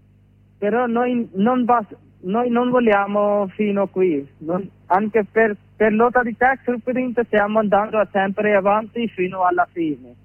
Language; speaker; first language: Italian; non-native, learner; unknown